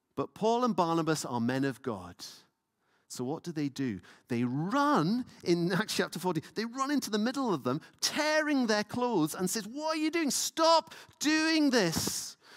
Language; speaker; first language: English; native; English